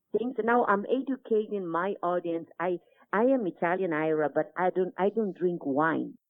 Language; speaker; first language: English; non-native, fluent; Italian